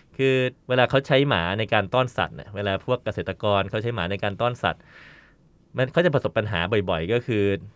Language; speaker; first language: Thai; native; Thai